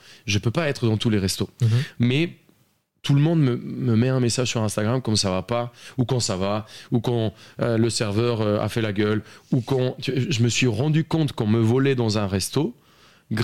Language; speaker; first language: French; non-native, fluent; Spanish